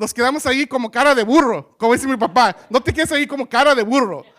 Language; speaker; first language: Spanish; early bilingual, heritage; Spanish